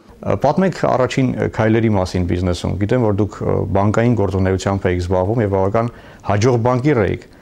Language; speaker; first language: Armenian; native; Armenian